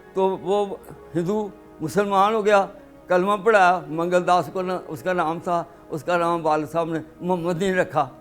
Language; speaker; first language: Urdu; non-native, local second language; Punjabi